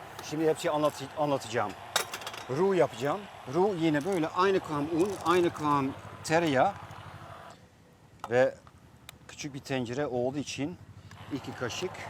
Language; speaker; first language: Turkish; non-native, fluent; Dutch